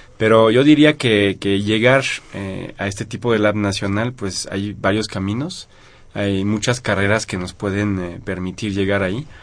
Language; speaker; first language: Spanish; non-native, fluent; French